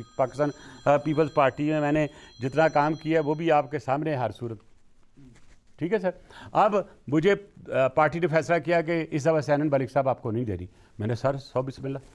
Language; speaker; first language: Urdu; non-native, local second language; Punjabi